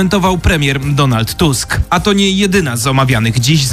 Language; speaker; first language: Polish; native; Polish